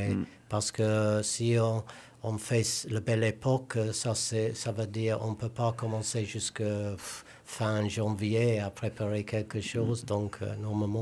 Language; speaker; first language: French; non-native, learner; English